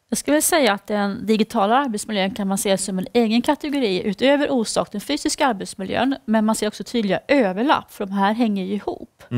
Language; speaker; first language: Swedish; native; Swedish